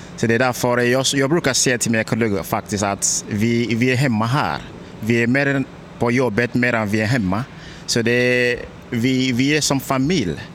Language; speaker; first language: Swedish; non-native, learner; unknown